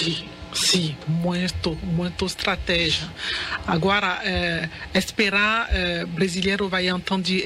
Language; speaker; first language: Portuguese; non-native, learner; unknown